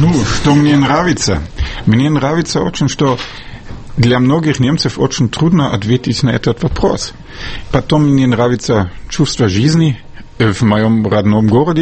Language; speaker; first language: Russian; non-native, fluent; German